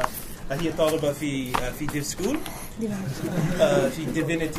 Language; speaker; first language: Arabic; non-native, learner; English